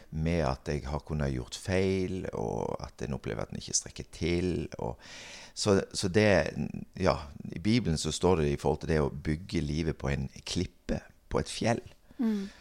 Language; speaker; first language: Norwegian; native; Norwegian